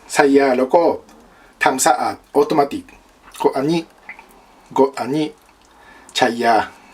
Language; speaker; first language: Thai; non-native, learner; Japanese